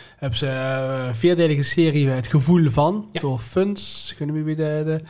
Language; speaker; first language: Dutch; native; Dutch